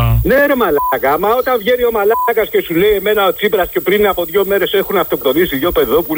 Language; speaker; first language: Greek; native; Greek